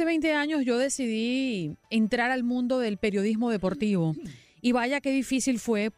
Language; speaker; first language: Spanish; native; Spanish